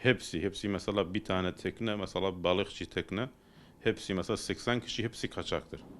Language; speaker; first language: Turkish; non-native, learner; Persian